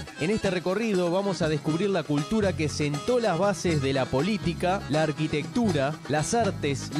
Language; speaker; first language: Spanish; native; Spanish